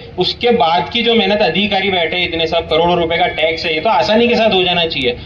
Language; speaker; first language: Hindi; non-native, local second language; Gujarati